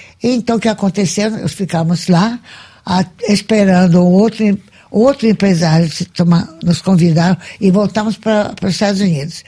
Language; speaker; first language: Portuguese; non-native, fluent; Russian